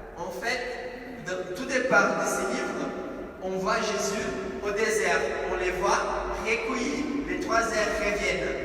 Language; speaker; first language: French; non-native, fluent; Portuguese